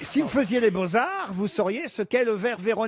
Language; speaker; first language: French; native; French